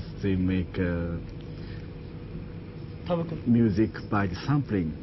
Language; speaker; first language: English; non-native, learner; Japanese